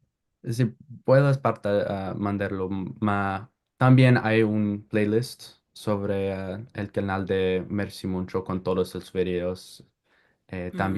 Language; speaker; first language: Spanish; non-native, learner; English